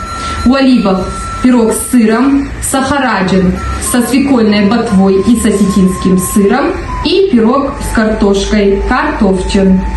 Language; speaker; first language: Russian; native; Russian